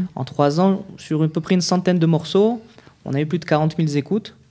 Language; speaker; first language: French; native; French